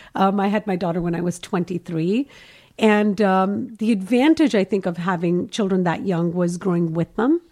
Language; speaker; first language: English; early bilingual, heritage; Hindi